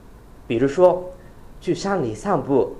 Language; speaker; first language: Chinese; non-native, fluent; Japanese